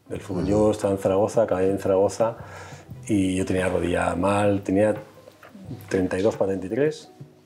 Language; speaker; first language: Spanish; early bilingual, other home language; Catalan